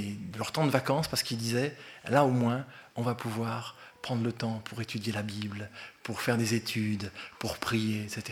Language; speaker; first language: French; native; French